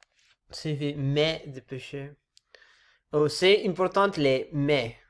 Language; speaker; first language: French; non-native, learner; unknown